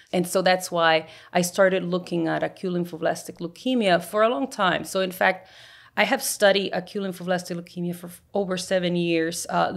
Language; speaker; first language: English; native; English